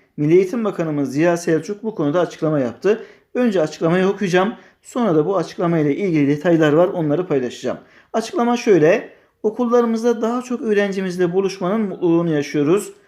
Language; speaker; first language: Turkish; native; Turkish